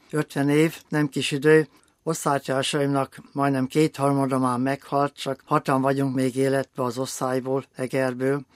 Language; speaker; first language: Hungarian; native; Hungarian